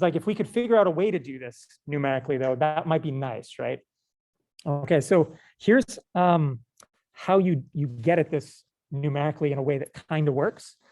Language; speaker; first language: English; native; English